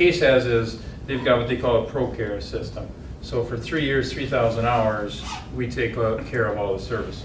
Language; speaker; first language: English; native; English